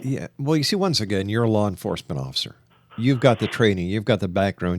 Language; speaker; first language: English; native; English